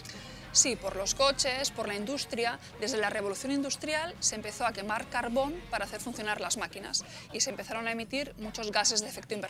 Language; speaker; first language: Spanish; native; Spanish